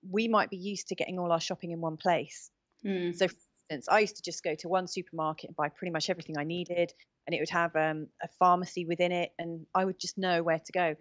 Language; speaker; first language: English; native; English